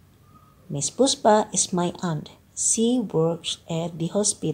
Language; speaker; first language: English; non-native, fluent; Indonesian